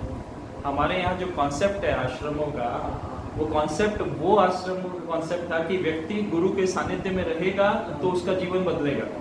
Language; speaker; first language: Hindi; native; Hindi